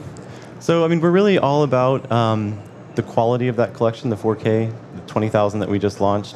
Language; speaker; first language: English; native; English